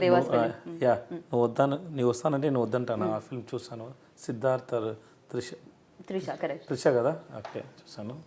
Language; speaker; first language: Telugu; non-native, learner; Tamil